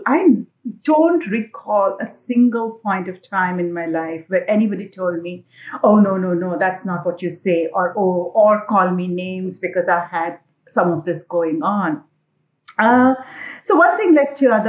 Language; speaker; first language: English; non-native, local second language; Assamese